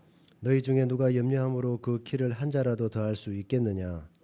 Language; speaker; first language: Korean; native; Korean